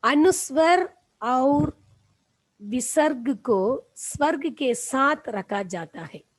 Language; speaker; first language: Hindi; non-native, local second language; Tamil